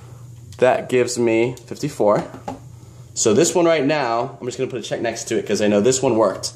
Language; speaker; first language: English; native; English